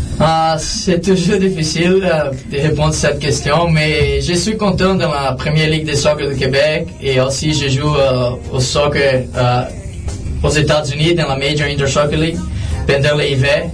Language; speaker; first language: French; non-native, learner; Portuguese